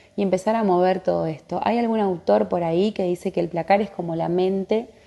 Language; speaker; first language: Spanish; native; Spanish